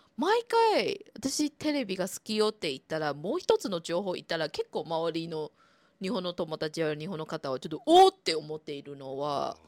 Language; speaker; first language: Japanese; non-native, fluent; Chinese